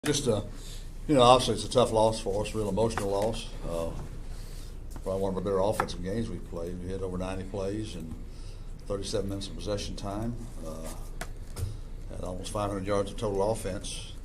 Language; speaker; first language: English; native; English